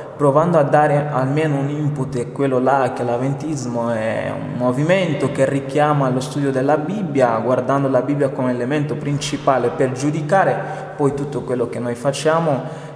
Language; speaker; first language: Italian; non-native, fluent; Portuguese